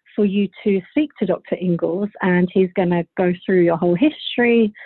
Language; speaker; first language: English; early bilingual, other home language; Bulgarian